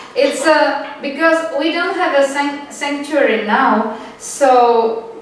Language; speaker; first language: English; non-native, fluent; Czech